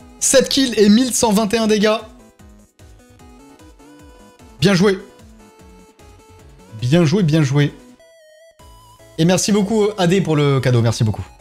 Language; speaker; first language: French; native; French